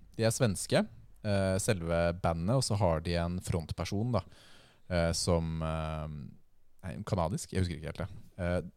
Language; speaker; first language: Norwegian; native; Norwegian